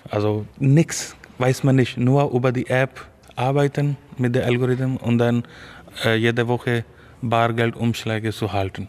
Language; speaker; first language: German; non-native, fluent; Urdu